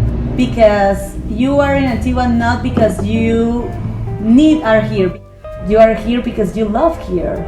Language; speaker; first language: English; non-native, learner; Spanish